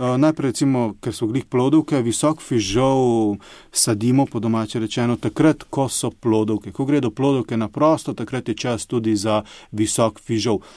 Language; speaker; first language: Slovenian; early bilingual, other home language; Bosnian